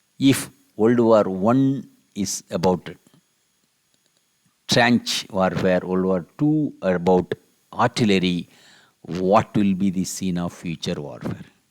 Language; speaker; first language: English; non-native, local second language; Tamil